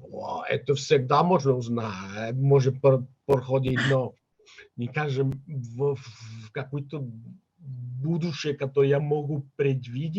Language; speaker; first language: Russian; non-native, fluent; Catalan